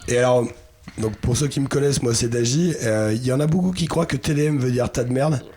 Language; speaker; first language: French; native; French